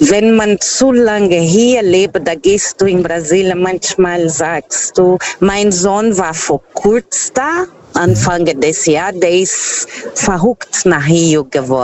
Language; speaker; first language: German; non-native, fluent; Portuguese